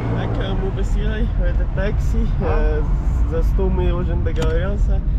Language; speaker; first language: Russian; non-native, learner; Pashto